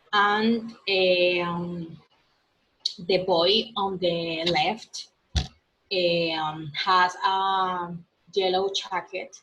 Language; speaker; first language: English; non-native, learner; Spanish